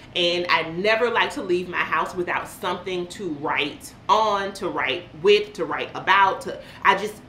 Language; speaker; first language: English; native; English